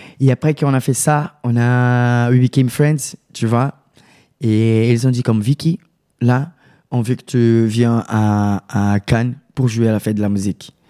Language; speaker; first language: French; non-native, learner; Portuguese